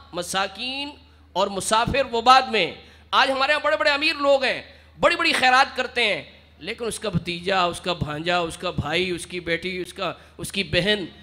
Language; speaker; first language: Urdu; non-native, local second language; Punjabi